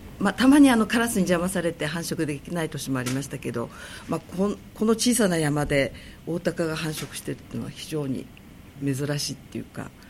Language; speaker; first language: Japanese; native; Japanese